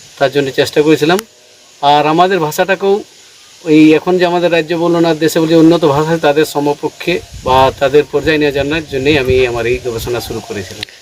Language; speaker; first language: Bangla; non-native, local second language; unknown